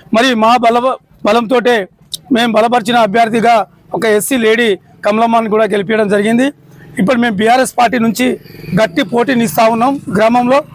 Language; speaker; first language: Telugu; non-native, local second language; Lambadi